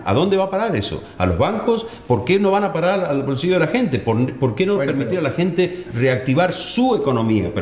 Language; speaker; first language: Spanish; native; Spanish